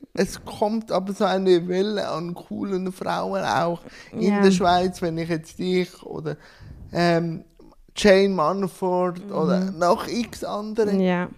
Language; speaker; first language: German; native; German